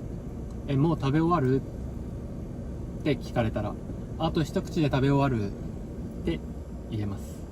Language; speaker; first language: Japanese; native; Japanese